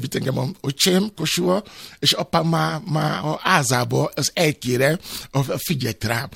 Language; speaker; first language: Hungarian; non-native, fluent; Albanian